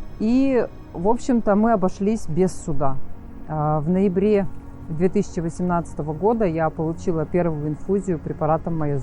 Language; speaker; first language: Russian; native; Russian